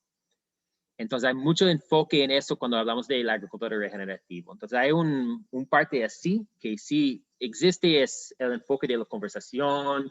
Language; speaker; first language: Spanish; non-native, fluent; English